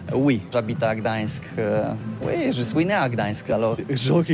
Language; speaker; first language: French; non-native, learner; Polish